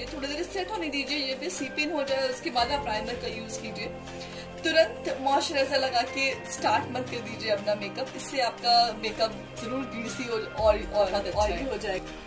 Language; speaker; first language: Hindi; native; Hindi